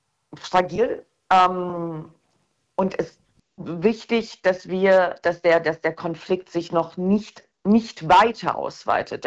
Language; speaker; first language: German; early bilingual, other home language; Turkish